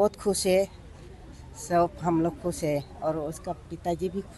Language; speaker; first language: Hindi; non-native, local second language; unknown